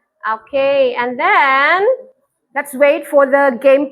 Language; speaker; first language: English; non-native, fluent; Indonesian